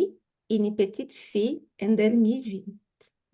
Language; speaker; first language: French; non-native, learner; Portuguese